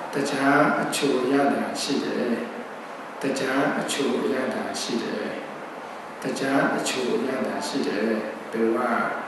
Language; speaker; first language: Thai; non-native, fluent; Burmese